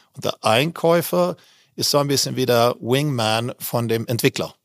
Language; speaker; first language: German; non-native, fluent; Swedish